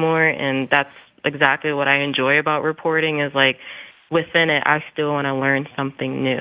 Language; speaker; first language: English; native; English